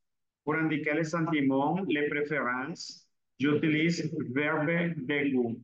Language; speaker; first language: French; non-native, fluent; Spanish